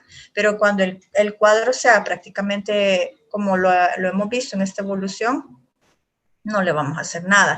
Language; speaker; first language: Spanish; native; Spanish